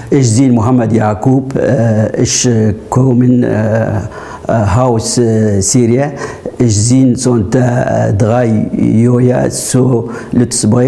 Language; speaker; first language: German; non-native, learner; Arabic